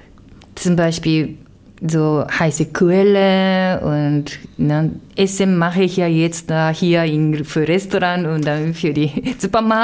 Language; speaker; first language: German; non-native, learner; Japanese